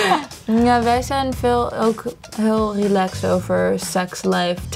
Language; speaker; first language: Dutch; early bilingual, heritage; English